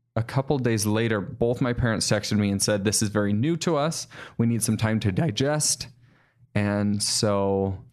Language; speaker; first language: English; native; English